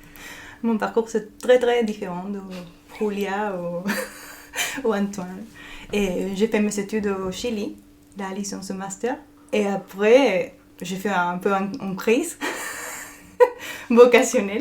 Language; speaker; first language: French; non-native, fluent; Spanish